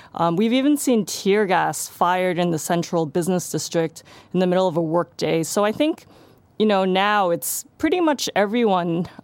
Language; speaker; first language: English; non-native, local second language; Cantonese